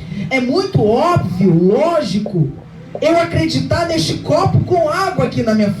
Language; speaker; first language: Portuguese; native; Portuguese